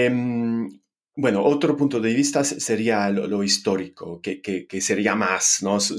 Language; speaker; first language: Spanish; non-native, fluent; English